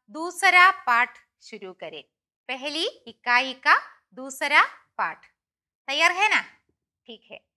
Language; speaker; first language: Hindi; non-native, local second language; Malayalam